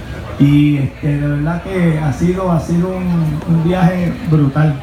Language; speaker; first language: Spanish; native; Spanish